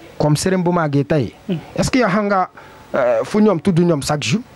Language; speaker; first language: Wolof; non-native, learner; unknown